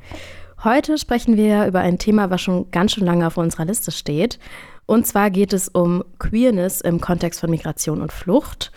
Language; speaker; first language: German; native; German